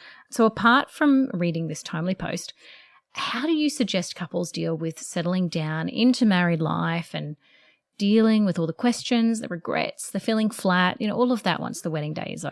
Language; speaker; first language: English; native; English